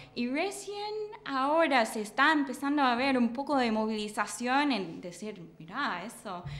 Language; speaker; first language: Spanish; non-native, fluent; English